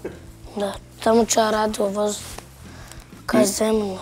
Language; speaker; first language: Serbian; non-native, local second language; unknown